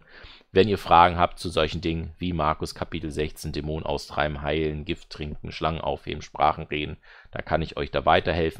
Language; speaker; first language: German; native; German